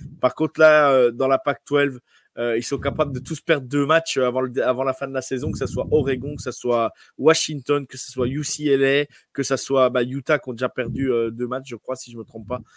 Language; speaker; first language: French; native; French